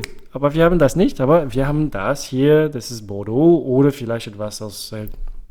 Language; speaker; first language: German; non-native, fluent; French